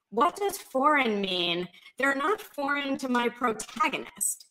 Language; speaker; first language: English; native; English